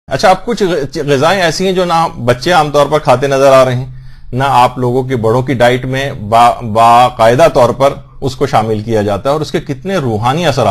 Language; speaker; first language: Urdu; native; Urdu